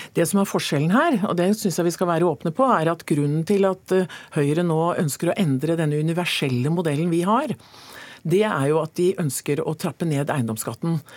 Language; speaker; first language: Norwegian; native; Norwegian